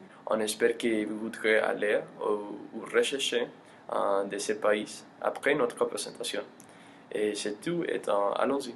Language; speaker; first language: French; non-native, learner; English